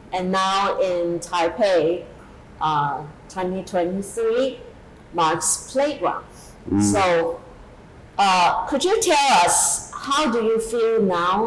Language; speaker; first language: English; non-native, fluent; Chinese